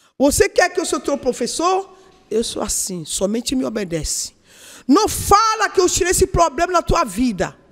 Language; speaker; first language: Portuguese; non-native, learner; Yoruba